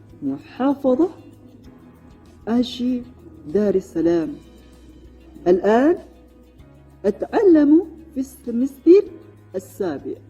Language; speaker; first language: Arabic; non-native, learner; Indonesian